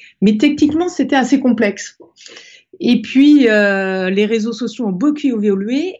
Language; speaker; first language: French; native; French